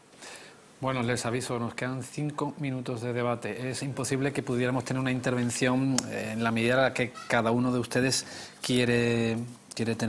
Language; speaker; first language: Spanish; native; Spanish